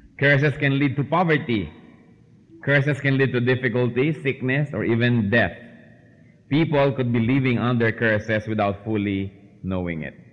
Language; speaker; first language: English; non-native, local second language; Filipino